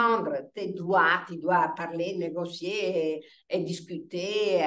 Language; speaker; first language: French; non-native, fluent; Italian